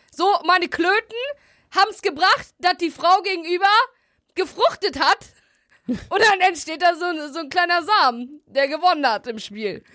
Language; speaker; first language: German; native; German